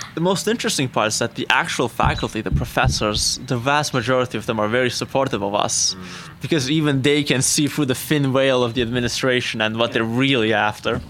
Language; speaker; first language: English; non-native, fluent; Azerbaijani